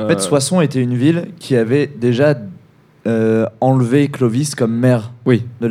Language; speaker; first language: French; native; French